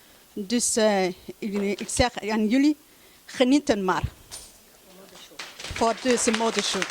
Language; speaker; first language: Dutch; early bilingual, other home language; Somali